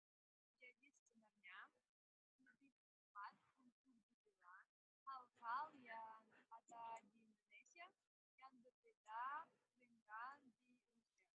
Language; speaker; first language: Indonesian; non-native, fluent; Russian